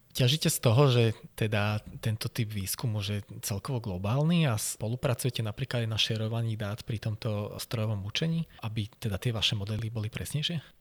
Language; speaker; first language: Slovak; native; Slovak